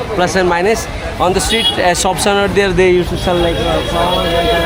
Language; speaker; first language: English; non-native, local second language; Hindi